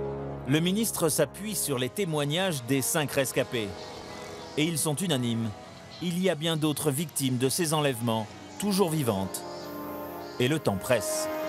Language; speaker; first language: French; native; French